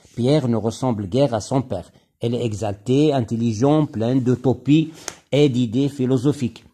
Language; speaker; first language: French; non-native, local second language; Arabic